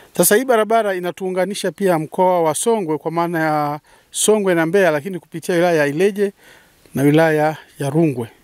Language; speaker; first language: Swahili; native; Swahili